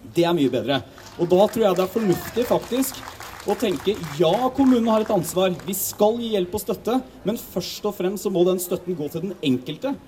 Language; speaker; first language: Norwegian; native; Norwegian